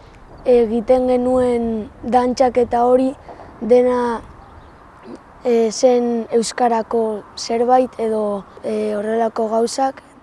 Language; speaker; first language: Basque; non-native, local second language; Spanish